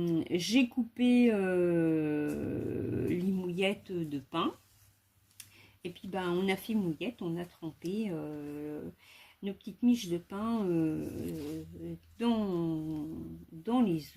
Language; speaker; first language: French; native; French